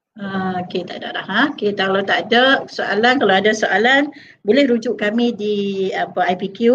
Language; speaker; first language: Malay; native; Malay